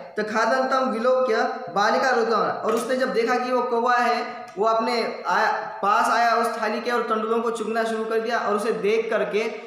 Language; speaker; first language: Hindi; non-native, local second language; Marathi